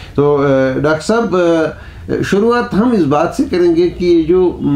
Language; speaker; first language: Urdu; non-native, local second language; Kashmiri